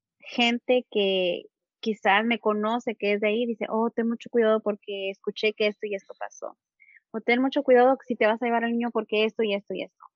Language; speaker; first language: Spanish; early bilingual, heritage; Spanish